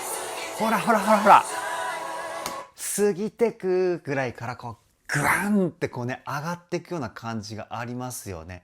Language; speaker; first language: Japanese; native; Japanese